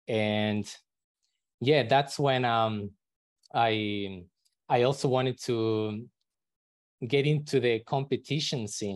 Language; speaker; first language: English; non-native, fluent; Spanish